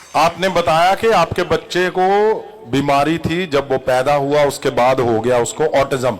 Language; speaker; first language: Hindi; non-native, local second language; Punjabi